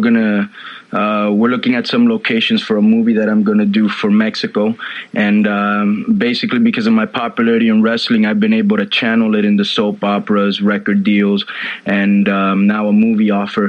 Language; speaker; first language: English; native; English